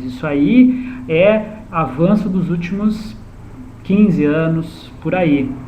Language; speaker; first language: Portuguese; native; Portuguese